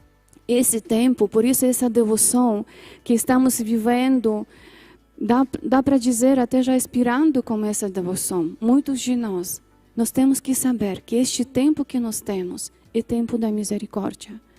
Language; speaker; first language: Portuguese; non-native, fluent; Polish